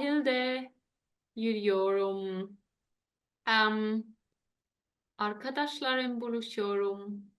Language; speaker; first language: Turkish; non-native, learner; German